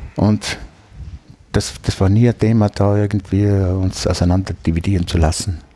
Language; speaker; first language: German; native; German